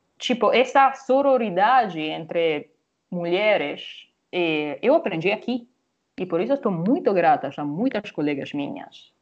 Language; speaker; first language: Portuguese; non-native, fluent; Italian